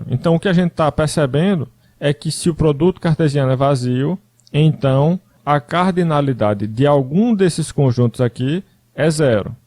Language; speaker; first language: Portuguese; native; Portuguese